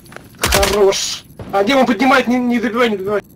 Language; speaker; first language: Russian; native; Russian